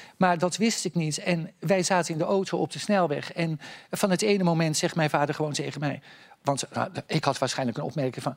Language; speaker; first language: Dutch; native; Dutch